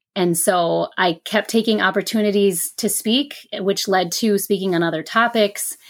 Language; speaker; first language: English; native; English